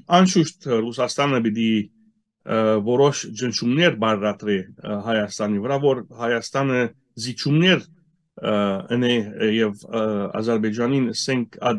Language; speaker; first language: Armenian; early bilingual, heritage; Armenian